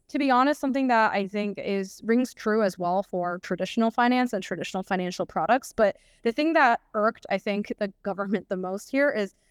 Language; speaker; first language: English; native; English